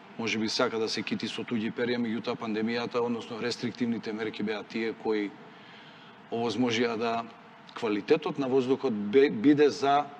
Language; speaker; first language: Macedonian; non-native, local second language; Albanian